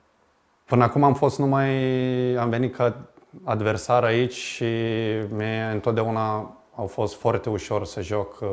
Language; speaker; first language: Romanian; non-native, fluent; Lithuanian